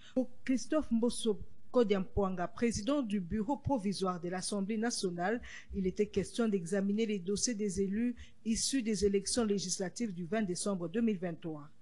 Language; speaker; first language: French; non-native, local second language; Lingala